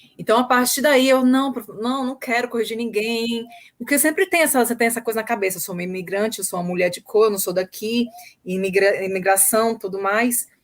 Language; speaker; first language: Portuguese; native; Portuguese